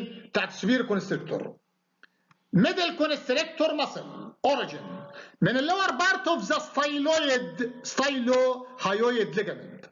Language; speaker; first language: Arabic; native; Arabic